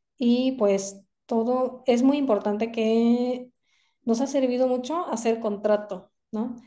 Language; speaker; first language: Spanish; non-native, fluent; Korean